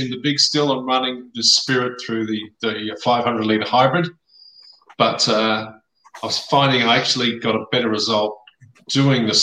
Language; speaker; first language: English; native; English